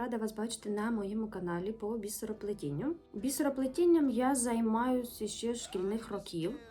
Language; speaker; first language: Ukrainian; native; Ukrainian